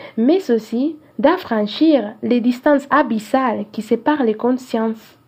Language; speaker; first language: French; non-native, fluent; Spanish